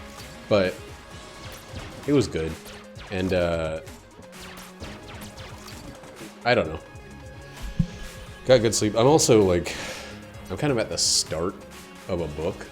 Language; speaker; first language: English; native; English